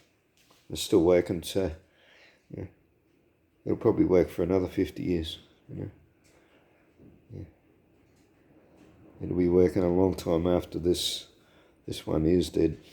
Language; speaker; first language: English; native; English